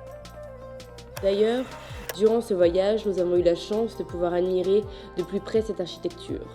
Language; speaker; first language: French; native; French